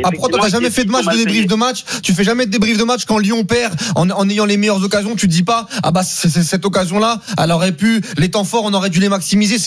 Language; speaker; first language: French; native; French